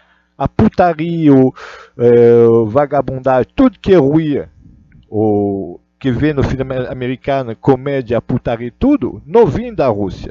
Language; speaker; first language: Portuguese; non-native, learner; Russian